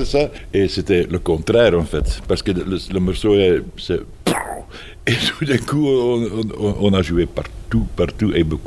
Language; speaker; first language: French; non-native, fluent; Dutch